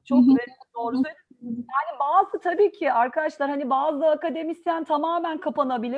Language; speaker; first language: Turkish; native; Turkish